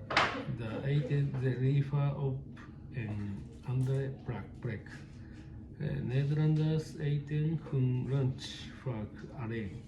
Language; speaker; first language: Dutch; non-native, learner; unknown